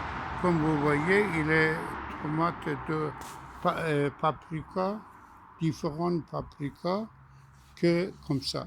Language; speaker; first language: French; non-native, fluent; Persian